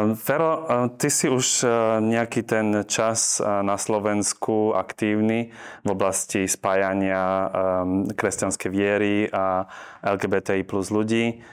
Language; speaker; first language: Slovak; native; Slovak